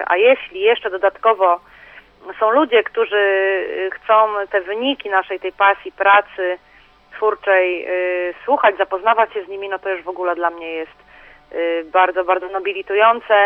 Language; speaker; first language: Polish; native; Polish